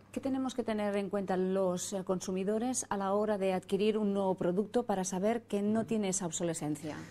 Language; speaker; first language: Spanish; non-native, local second language; Catalan